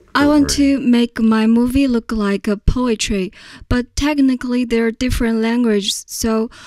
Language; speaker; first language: English; non-native, fluent; Chinese